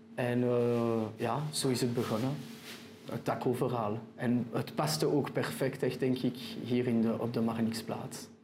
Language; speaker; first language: Dutch; non-native, local second language; French